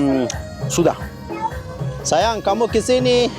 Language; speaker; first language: Indonesian; non-native, learner; Persian